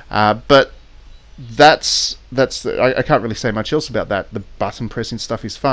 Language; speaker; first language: English; native; English